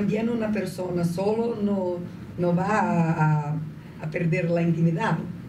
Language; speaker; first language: Spanish; non-native, fluent; Portuguese